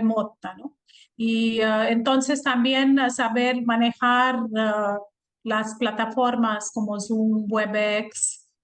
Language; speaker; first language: Spanish; non-native, fluent; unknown